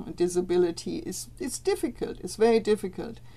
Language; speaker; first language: English; non-native, fluent; German